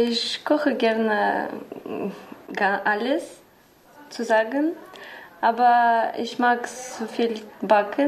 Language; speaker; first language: German; non-native, learner; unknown